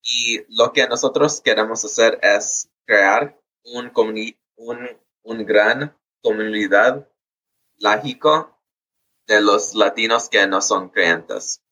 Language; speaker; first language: Spanish; early bilingual, heritage; English